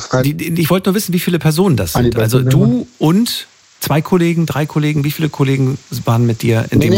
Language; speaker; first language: German; native; German